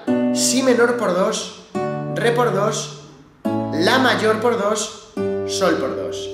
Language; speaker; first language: Spanish; native; Spanish